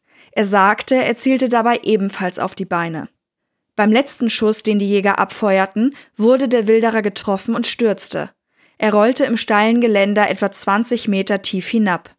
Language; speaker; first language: German; native; German